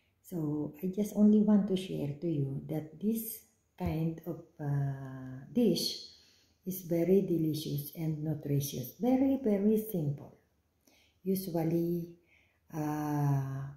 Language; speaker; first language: English; non-native, local second language; Filipino